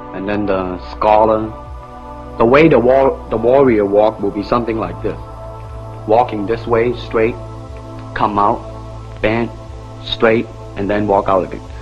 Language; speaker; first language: English; non-native, local second language; Cantonese